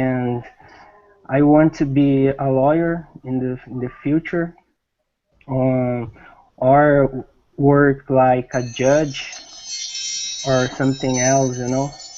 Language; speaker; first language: English; non-native, learner; Portuguese